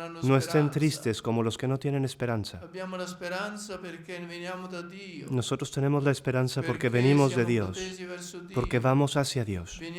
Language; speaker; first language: Spanish; non-native, fluent; Italian